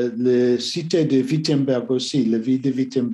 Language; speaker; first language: French; non-native, learner; English